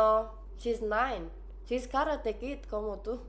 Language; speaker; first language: English; non-native, learner; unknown